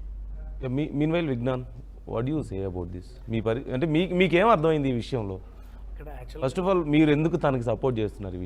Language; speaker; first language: Telugu; native; Telugu